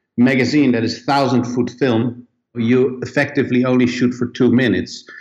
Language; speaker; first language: English; non-native, fluent; Dutch